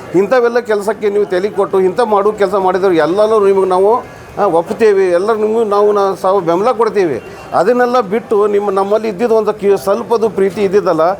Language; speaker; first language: Kannada; non-native, local second language; Urdu